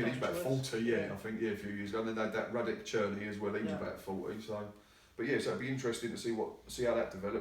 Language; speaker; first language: English; native; English